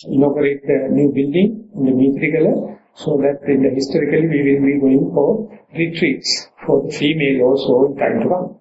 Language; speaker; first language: English; non-native, local second language; Sinhala